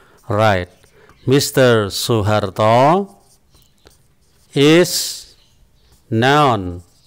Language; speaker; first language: English; non-native, fluent; Indonesian